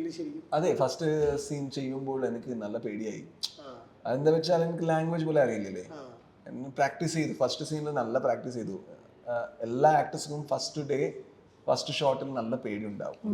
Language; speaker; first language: Malayalam; non-native, learner; Kannada